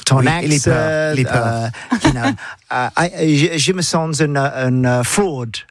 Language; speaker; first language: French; non-native, learner; English